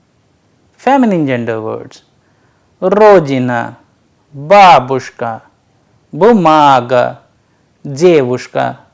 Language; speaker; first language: Russian; non-native, fluent; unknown